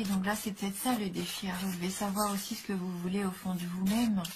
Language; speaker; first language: French; native; French